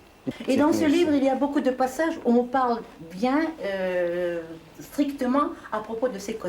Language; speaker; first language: French; non-native, fluent; Ukrainian